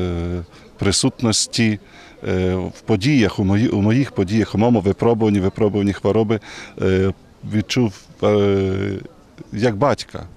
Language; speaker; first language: Ukrainian; native; Ukrainian